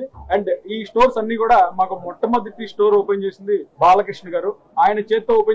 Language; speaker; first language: Telugu; native; Telugu